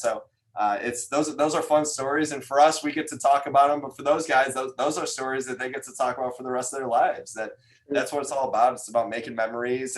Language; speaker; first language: English; native; English